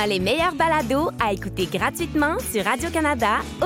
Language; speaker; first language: French; native; French